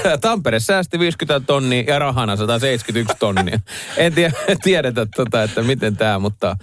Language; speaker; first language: Finnish; native; Finnish